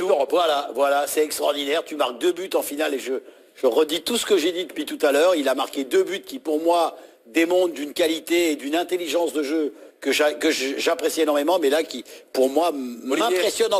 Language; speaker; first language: French; native; French